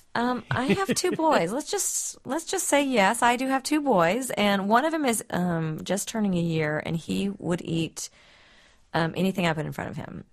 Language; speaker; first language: English; native; English